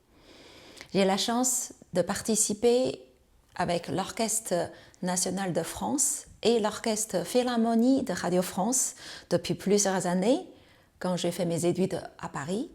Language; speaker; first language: French; non-native, fluent; Chinese